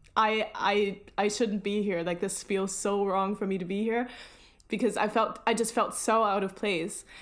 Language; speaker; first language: English; early bilingual, other home language; German